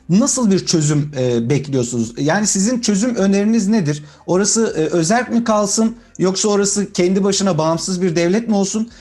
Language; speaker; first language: Turkish; native; Turkish